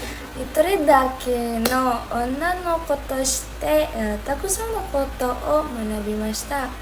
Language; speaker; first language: Japanese; non-native, learner; Indonesian